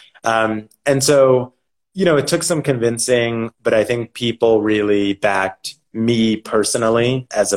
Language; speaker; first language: English; native; English